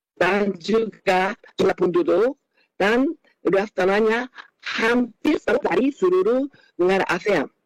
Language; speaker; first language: Indonesian; non-native, fluent; Japanese